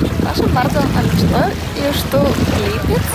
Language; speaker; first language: Polish; non-native, learner; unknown